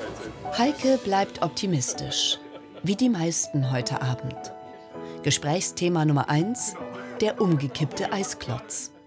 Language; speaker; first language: German; native; German